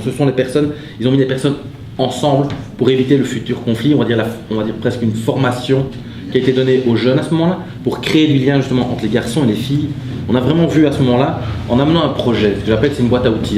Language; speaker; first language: French; native; French